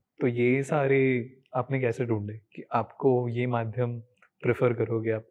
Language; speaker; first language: Hindi; native; Hindi